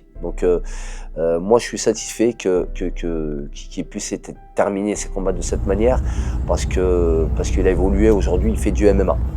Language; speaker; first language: French; native; French